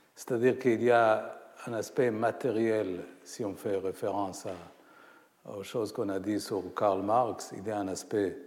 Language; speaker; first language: French; non-native, fluent; Hebrew